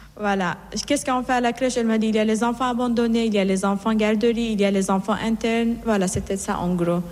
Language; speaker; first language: French; non-native, fluent; Persian